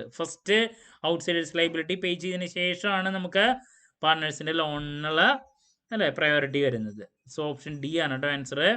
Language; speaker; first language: Malayalam; native; Malayalam